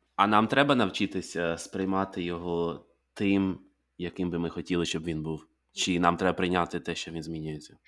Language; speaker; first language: Ukrainian; native; Ukrainian